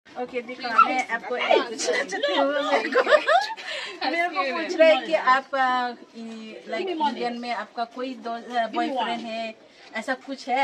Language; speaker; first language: Hindi; non-native, local second language; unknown